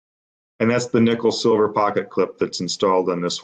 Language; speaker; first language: English; native; English